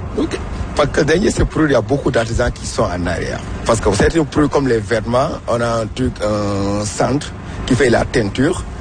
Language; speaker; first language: French; non-native, local second language; Wolof